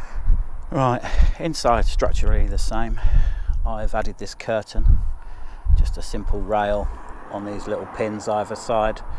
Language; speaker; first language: English; native; English